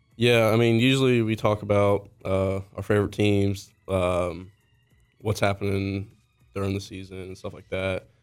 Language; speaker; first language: English; native; English